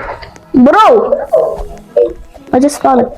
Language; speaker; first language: English; non-native, learner; Mongolian